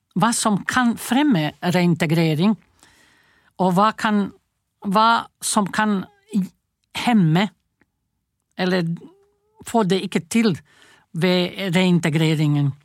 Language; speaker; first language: Norwegian; non-native, fluent; Croatian